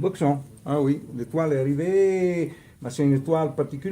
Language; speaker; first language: French; non-native, learner; Italian